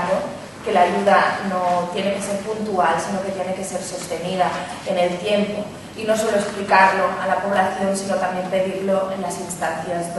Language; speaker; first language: Spanish; native; Spanish